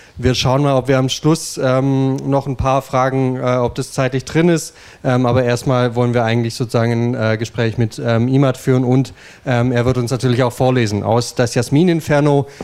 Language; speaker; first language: German; native; German